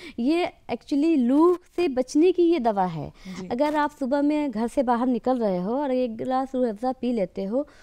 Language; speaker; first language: Hindi; native; Hindi